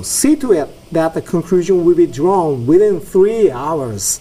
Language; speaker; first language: English; non-native, fluent; Japanese